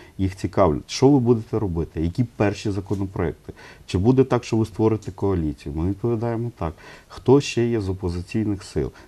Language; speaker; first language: Ukrainian; non-native, local second language; Russian